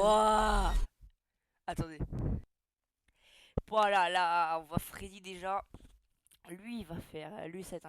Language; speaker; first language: French; native; French